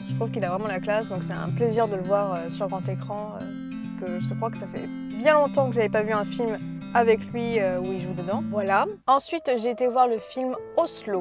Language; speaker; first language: French; native; French